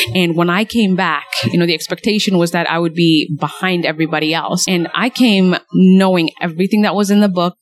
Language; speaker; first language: English; early bilingual, other home language; Somali